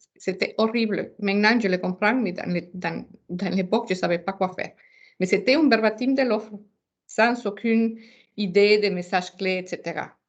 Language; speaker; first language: French; non-native, fluent; Spanish